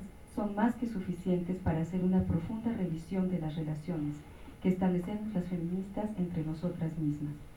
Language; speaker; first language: Spanish; native; Spanish